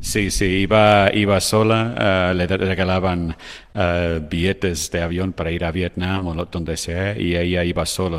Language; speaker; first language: Spanish; non-native, fluent; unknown